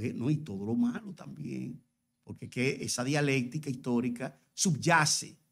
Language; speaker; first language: Spanish; native; Spanish